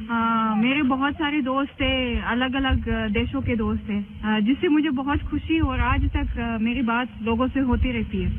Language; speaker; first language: Hindi; non-native, fluent; Russian